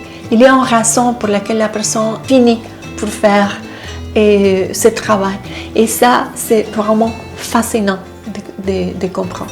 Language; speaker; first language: French; non-native, fluent; Spanish